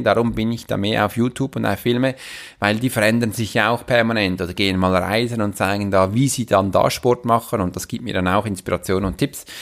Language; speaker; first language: German; native; German